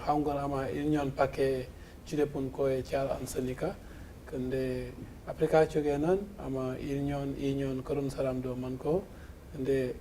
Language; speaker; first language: Korean; non-native, fluent; Wolof